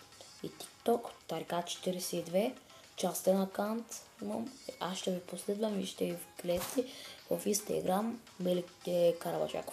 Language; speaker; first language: Bulgarian; non-native, local second language; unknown